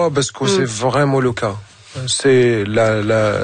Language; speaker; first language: French; non-native, fluent; Arabic